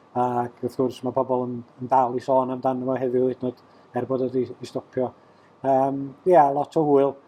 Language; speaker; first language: Welsh; native; Welsh